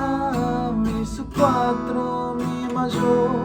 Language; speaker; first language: Spanish; native; Spanish